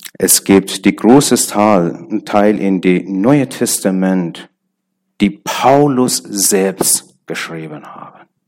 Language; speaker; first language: German; non-native, learner; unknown